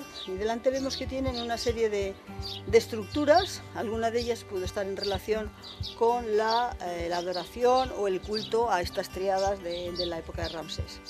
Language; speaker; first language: Spanish; native; Spanish